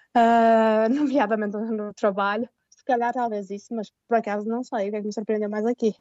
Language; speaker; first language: Portuguese; native; Portuguese